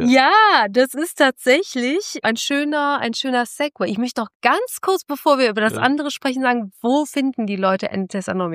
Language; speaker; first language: German; native; German